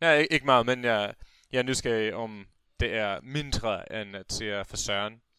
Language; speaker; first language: Danish; non-native, learner; English